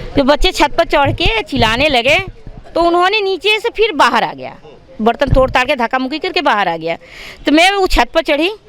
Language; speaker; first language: Hindi; native; Hindi